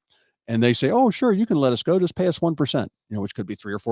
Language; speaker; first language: English; native; English